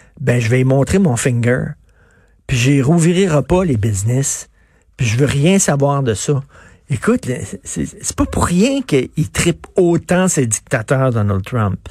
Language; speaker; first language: French; native; French